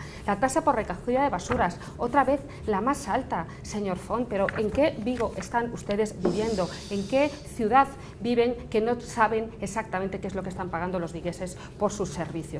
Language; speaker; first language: Spanish; native; Spanish